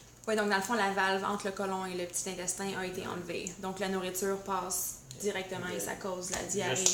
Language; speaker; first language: French; native; French